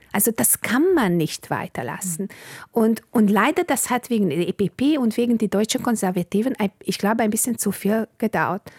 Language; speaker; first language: German; non-native, fluent; Bulgarian